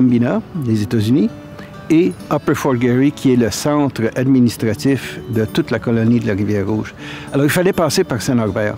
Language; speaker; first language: French; native; French